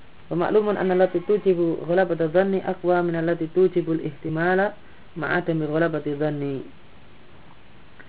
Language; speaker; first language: Arabic; non-native, fluent; Indonesian